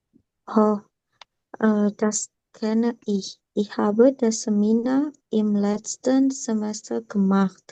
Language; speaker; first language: German; non-native, learner; Indonesian